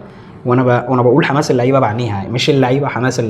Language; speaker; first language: Arabic; native; Arabic